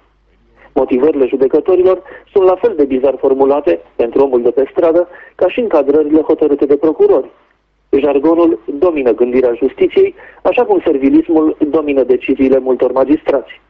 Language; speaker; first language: Romanian; native; Romanian